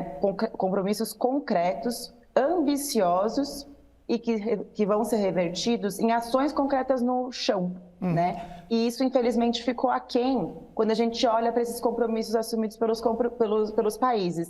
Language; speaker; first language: Portuguese; native; Portuguese